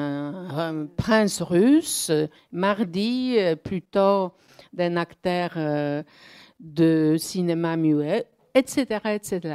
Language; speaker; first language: French; non-native, fluent; Polish